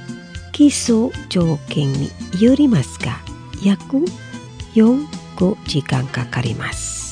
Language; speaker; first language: Japanese; non-native, fluent; Indonesian